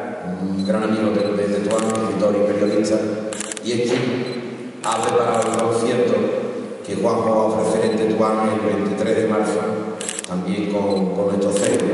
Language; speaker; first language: Spanish; native; Spanish